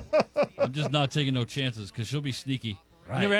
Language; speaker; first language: English; native; English